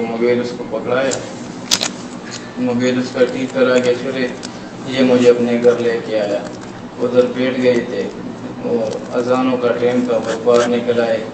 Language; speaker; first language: Hindi; non-native, local second language; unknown